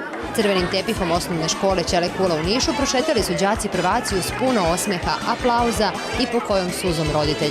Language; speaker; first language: Serbian; native; Serbian